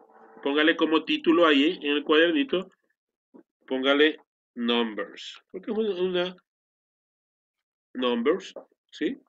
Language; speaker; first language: Spanish; native; Spanish